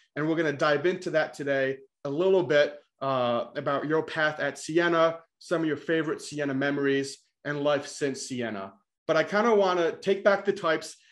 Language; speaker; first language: English; native; English